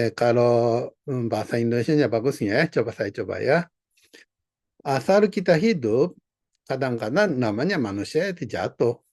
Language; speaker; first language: Indonesian; non-native, learner; Japanese